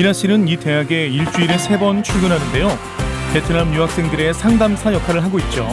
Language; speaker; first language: Korean; native; Korean